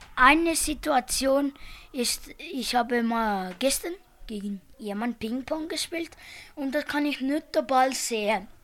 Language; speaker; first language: German; early bilingual, other home language; Portuguese